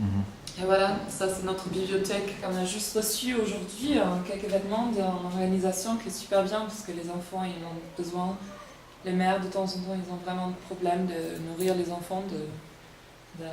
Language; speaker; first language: French; non-native, fluent; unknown